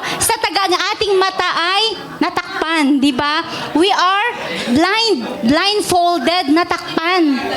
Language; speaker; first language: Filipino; non-native, local second language; Iloko